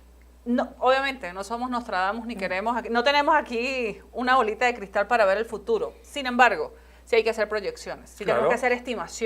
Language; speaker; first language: Spanish; native; Spanish